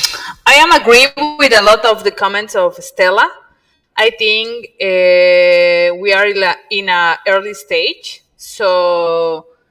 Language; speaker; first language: English; non-native, learner; Spanish